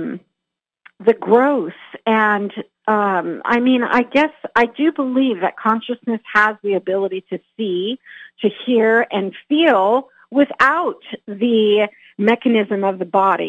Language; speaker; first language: English; native; English